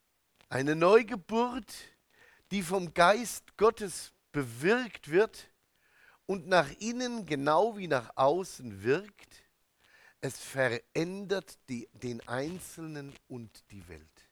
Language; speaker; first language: German; native; German